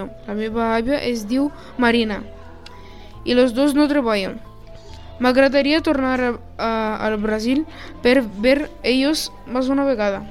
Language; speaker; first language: Catalan; non-native, learner; Portuguese